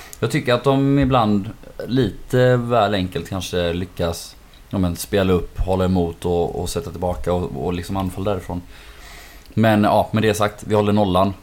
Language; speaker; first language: Swedish; native; Swedish